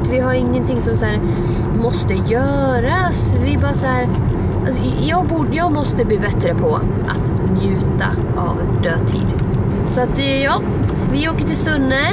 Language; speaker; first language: Swedish; native; Swedish